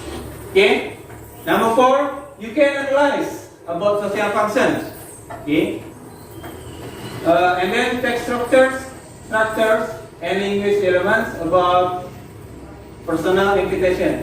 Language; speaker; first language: English; non-native, learner; Indonesian